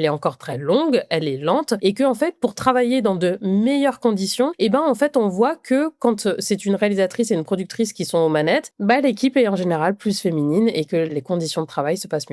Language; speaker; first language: French; native; French